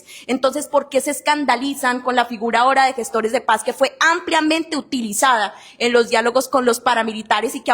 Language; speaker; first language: Spanish; native; Spanish